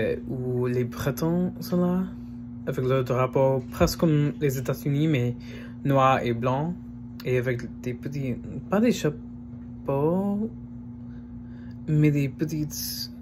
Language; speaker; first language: French; non-native, fluent; English